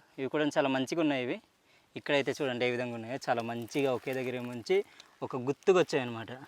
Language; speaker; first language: Telugu; native; Telugu